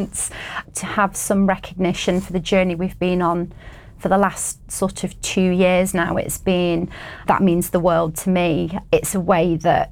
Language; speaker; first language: English; native; English